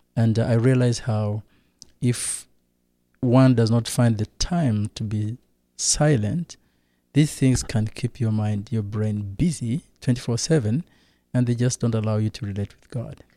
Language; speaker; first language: English; non-native, local second language; Kinyarwanda